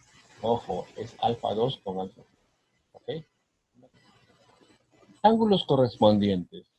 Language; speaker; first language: Spanish; native; Spanish